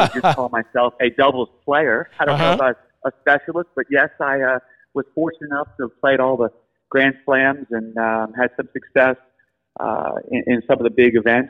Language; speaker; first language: English; native; English